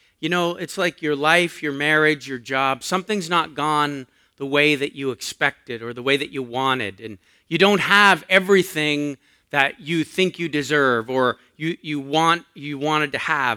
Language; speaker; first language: English; native; English